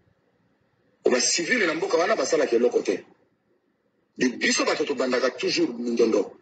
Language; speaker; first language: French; non-native, local second language; Lingala